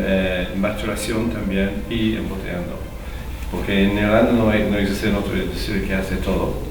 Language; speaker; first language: Spanish; non-native, fluent; English